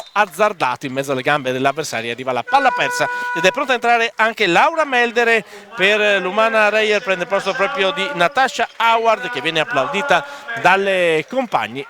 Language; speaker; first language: Italian; native; Italian